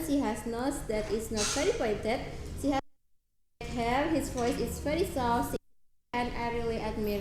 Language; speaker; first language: English; non-native, learner; Indonesian